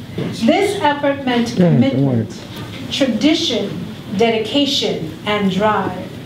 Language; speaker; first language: English; early bilingual, other home language; Spanish